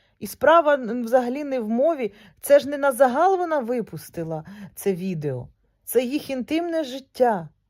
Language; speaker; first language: Ukrainian; non-native, local second language; Russian